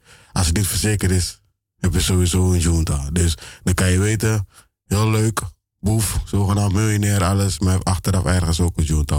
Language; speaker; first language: Dutch; native; Dutch